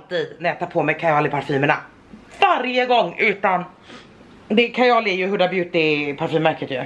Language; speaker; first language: Swedish; native; Swedish